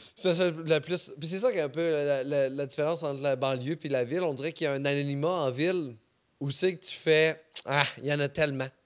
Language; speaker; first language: French; native; French